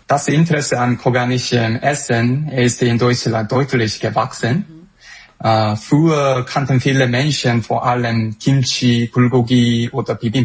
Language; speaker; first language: German; non-native, fluent; Korean